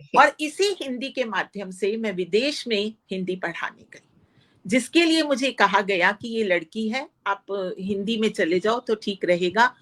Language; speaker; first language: Hindi; non-native, local second language; Punjabi